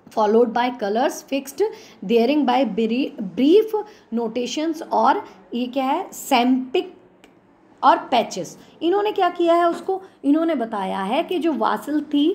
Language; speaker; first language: Hindi; native; Hindi